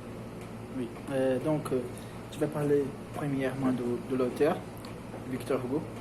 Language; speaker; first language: French; non-native, learner; Portuguese